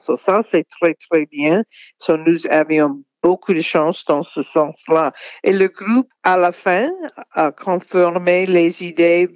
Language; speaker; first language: French; non-native, fluent; English